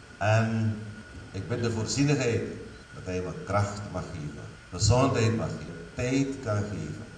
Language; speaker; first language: Dutch; native; Dutch